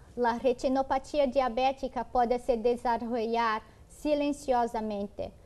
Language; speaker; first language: Spanish; non-native, learner; Portuguese